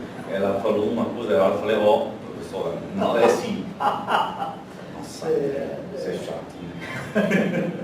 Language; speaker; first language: Portuguese; non-native, fluent; Slovenian